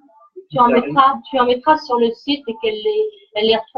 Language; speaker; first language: French; native; French